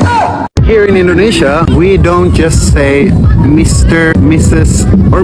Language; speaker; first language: English; non-native, fluent; Indonesian